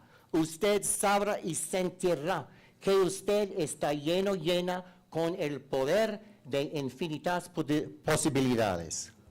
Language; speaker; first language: Spanish; non-native, learner; English